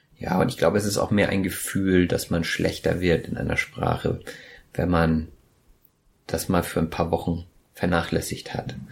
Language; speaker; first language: German; native; German